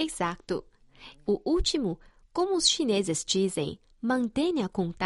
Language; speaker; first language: Portuguese; non-native, fluent; Chinese